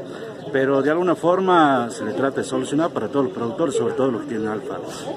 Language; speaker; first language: Spanish; native; Spanish